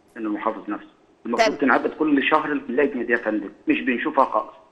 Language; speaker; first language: Egyptian Arabic; native; Egyptian Arabic